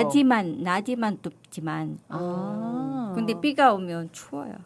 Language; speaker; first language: Korean; non-native, learner; Filipino